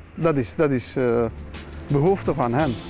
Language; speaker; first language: Dutch; non-native, fluent; Turkish